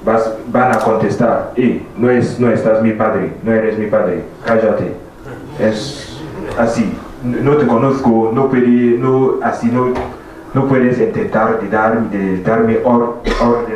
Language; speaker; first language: Spanish; non-native, fluent; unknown